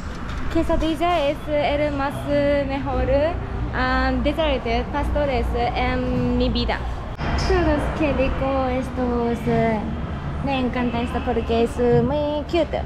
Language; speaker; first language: Spanish; non-native, learner; Japanese